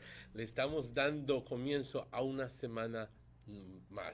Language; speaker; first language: Spanish; native; Spanish